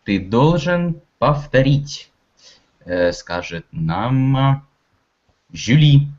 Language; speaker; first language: Russian; native; Russian